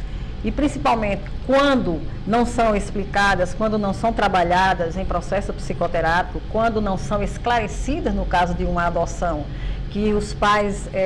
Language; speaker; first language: Portuguese; native; Portuguese